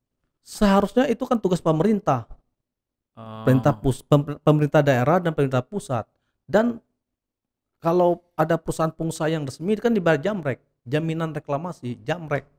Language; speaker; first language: Indonesian; native; Indonesian